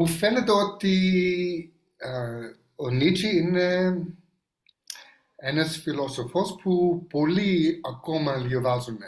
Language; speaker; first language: Greek; non-native, learner; English